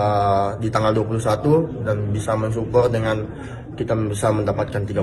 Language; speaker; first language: Indonesian; native; Indonesian